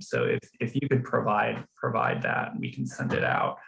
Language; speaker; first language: English; native; English